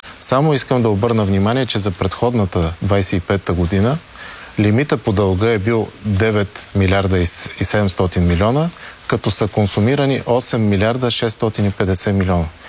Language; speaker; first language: Bulgarian; native; Bulgarian